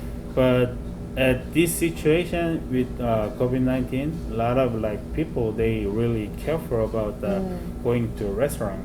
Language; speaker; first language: English; non-native, fluent; Korean